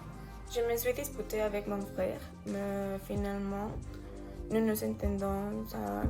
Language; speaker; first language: French; non-native, learner; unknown